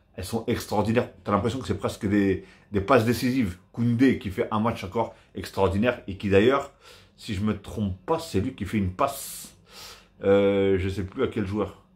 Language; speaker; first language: French; native; French